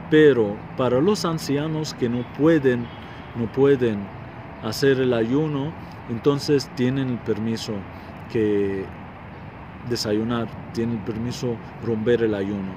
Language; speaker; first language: Spanish; non-native, fluent; Arabic